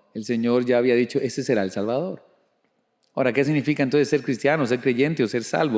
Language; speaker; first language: Spanish; native; Spanish